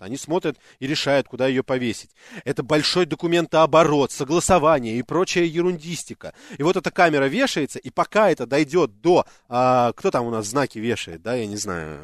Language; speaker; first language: Russian; native; Russian